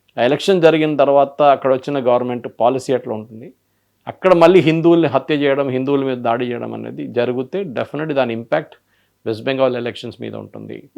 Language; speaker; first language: Telugu; non-native, local second language; Malayalam